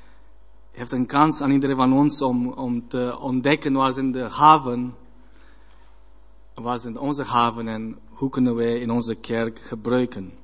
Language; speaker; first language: Dutch; non-native, learner; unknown